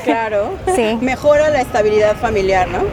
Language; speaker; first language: Spanish; native; Spanish